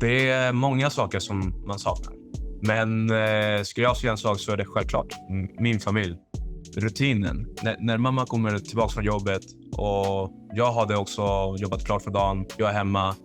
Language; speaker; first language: Swedish; non-native, fluent; Spanish